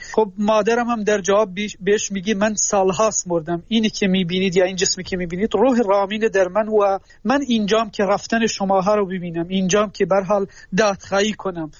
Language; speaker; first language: Persian; non-native, local second language; Kurdish